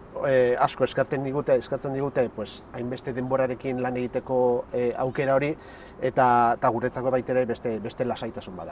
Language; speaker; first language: Basque; native; Basque